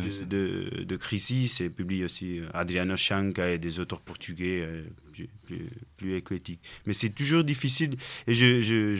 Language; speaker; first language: French; non-native, fluent; Portuguese